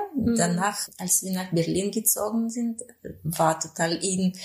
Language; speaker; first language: German; non-native, fluent; Spanish